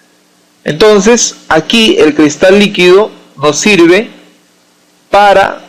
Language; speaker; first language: Spanish; native; Spanish